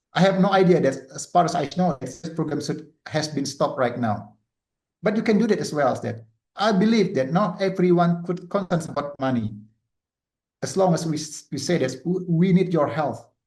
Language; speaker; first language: English; non-native, learner; Indonesian